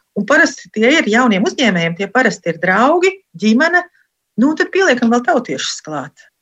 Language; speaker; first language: Latvian; native; Latvian